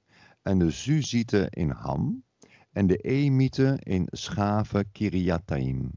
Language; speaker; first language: Dutch; native; Dutch